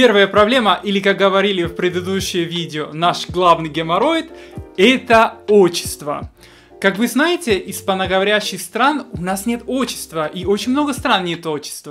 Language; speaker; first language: Russian; non-native, fluent; Spanish